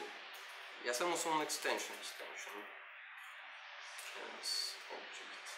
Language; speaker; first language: Spanish; non-native, learner; Russian